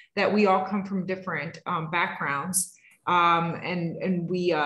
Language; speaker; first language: English; native; English